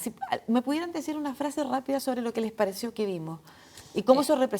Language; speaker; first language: Spanish; native; Spanish